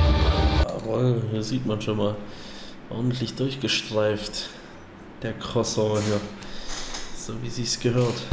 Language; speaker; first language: German; native; German